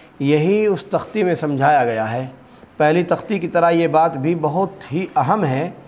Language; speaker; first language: Urdu; native; Urdu